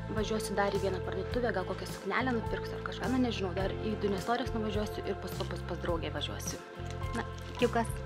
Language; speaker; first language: Lithuanian; native; Lithuanian